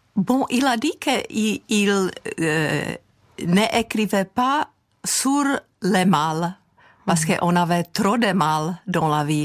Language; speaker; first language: French; non-native, fluent; Czech